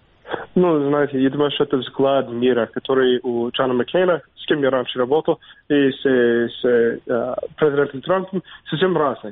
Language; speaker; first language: Russian; non-native, fluent; English